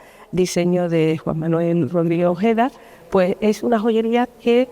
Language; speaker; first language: Spanish; native; Spanish